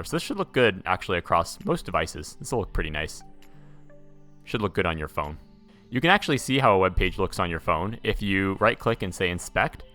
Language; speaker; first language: English; native; English